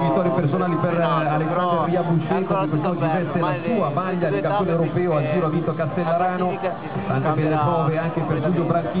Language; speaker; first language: Italian; native; Italian